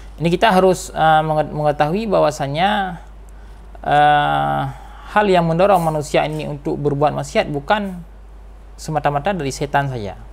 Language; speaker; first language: Malay; non-native, local second language; Achinese